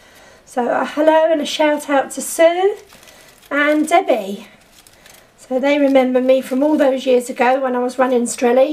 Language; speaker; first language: English; native; English